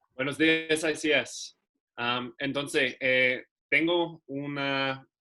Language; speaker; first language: Spanish; non-native, learner; English